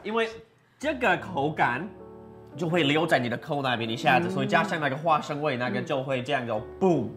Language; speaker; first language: Chinese; non-native, fluent; English